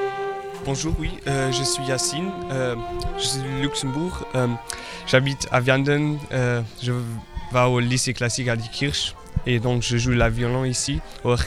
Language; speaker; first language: French; non-native, local second language; Luxembourgish